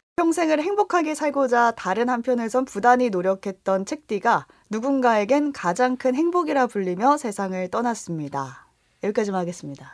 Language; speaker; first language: Korean; native; Korean